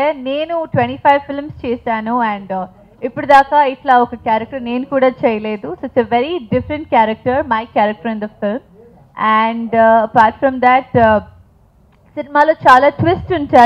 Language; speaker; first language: Telugu; non-native, fluent; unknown